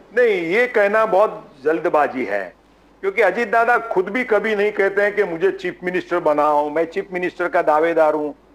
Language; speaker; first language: Hindi; non-native, local second language; Gujarati